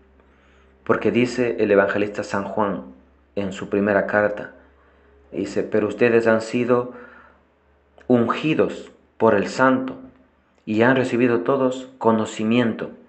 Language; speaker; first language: Spanish; non-native, fluent; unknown